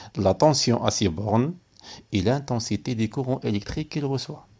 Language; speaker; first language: French; non-native, local second language; Arabic